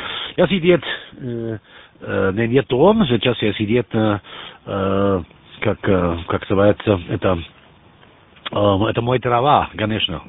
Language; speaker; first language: Russian; non-native, learner; German